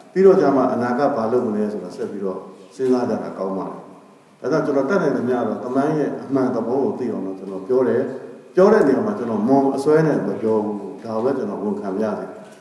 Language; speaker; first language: Burmese; native; Burmese